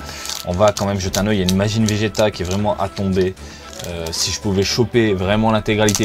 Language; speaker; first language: French; native; French